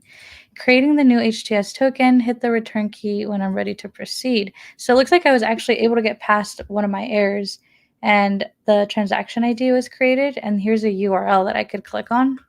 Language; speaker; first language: English; native; English